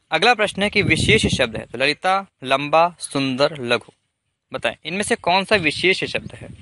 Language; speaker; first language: Hindi; native; Hindi